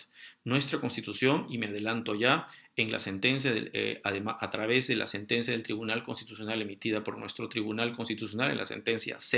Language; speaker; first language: Spanish; native; Spanish